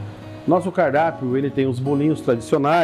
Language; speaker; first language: Portuguese; native; Portuguese